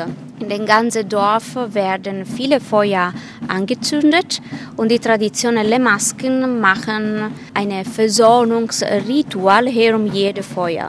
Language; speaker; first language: German; non-native, fluent; Italian